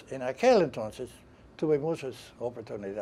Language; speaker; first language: Spanish; non-native, fluent; English